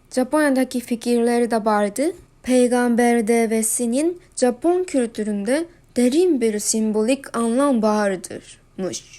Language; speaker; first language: Turkish; non-native, learner; Japanese